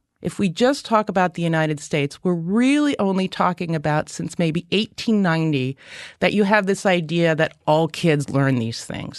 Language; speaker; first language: English; native; English